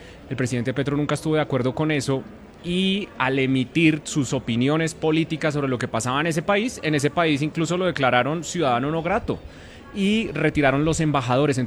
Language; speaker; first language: Spanish; native; Spanish